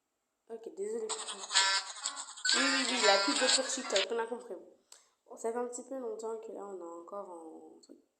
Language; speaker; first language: French; native; French